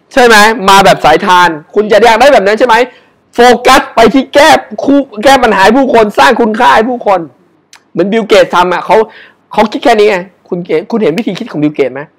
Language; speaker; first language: Thai; native; Thai